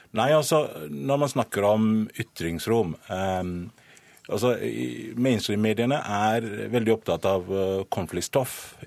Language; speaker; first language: Norwegian; non-native, fluent; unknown